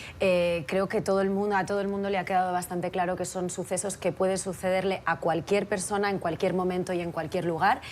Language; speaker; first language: Spanish; native; Spanish